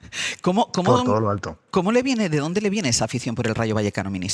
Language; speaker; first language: Spanish; native; Spanish